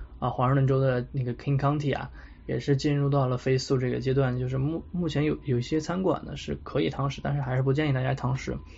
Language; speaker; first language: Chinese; native; Chinese